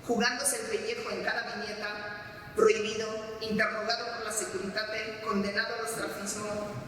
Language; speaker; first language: Spanish; non-native, fluent; Romanian